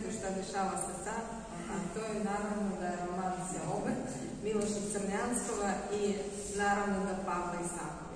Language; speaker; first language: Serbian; non-native, fluent; Russian